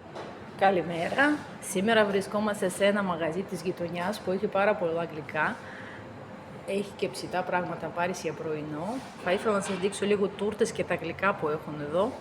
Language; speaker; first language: Greek; non-native, fluent; Russian